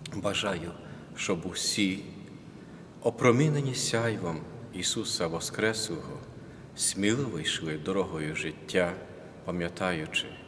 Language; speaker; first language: Ukrainian; native; Ukrainian